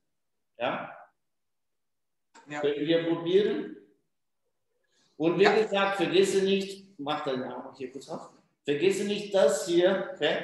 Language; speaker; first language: German; non-native, fluent; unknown